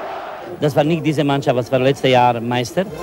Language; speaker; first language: German; non-native, fluent; Croatian